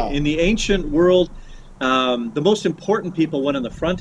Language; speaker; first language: English; native; English